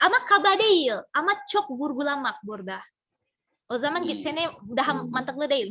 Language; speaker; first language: Turkish; non-native, fluent; Indonesian